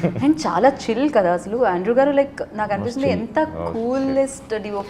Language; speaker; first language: Telugu; native; Telugu